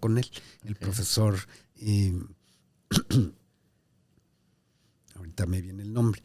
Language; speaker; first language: Spanish; native; Spanish